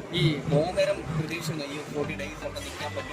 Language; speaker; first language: Malayalam; native; Malayalam